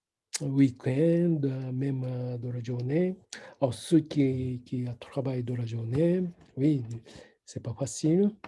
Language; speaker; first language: French; non-native, fluent; Japanese